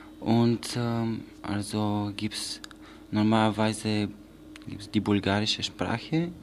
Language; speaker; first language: German; non-native, learner; Bulgarian